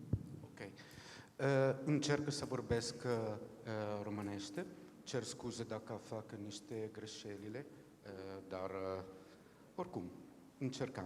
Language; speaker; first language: Romanian; non-native, fluent; Italian